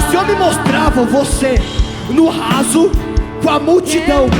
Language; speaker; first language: Portuguese; native; Portuguese